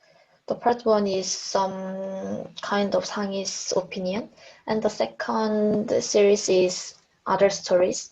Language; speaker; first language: English; non-native, learner; Korean